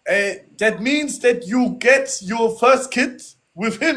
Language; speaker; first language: English; non-native, learner; German